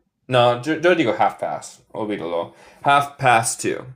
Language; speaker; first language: Spanish; non-native, fluent; English